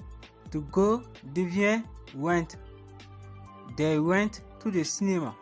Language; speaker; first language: English; non-native, fluent; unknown